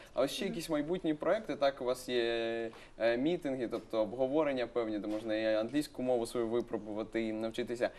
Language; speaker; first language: Ukrainian; native; Ukrainian